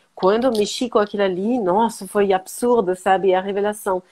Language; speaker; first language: Portuguese; non-native, fluent; French